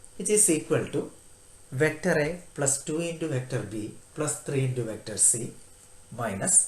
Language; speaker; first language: English; non-native, local second language; Malayalam